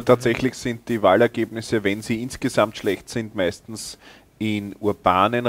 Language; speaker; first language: German; native; German